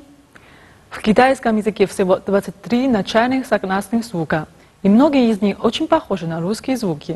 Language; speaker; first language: Russian; non-native, fluent; Chinese